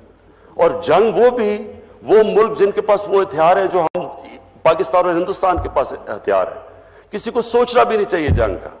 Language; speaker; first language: Urdu; native; Urdu